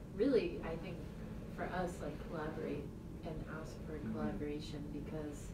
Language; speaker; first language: English; native; English